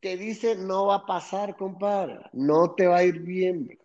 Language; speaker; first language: Spanish; native; Spanish